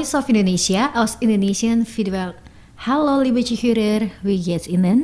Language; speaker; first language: German; non-native, fluent; Indonesian